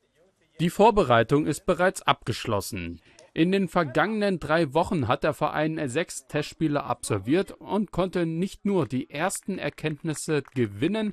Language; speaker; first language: German; native; German